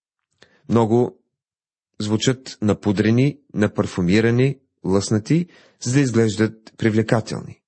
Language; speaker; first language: Bulgarian; native; Bulgarian